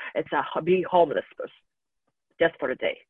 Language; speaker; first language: English; non-native, fluent; Russian